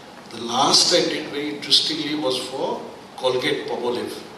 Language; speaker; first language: English; non-native, local second language; Hindi